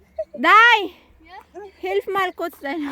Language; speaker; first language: German; non-native, learner; Filipino